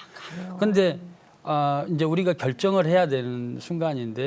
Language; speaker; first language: Korean; native; Korean